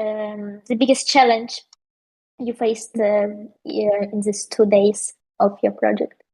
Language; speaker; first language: English; non-native, learner; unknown